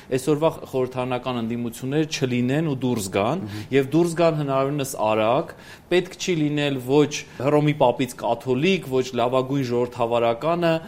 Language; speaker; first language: Armenian; native; Armenian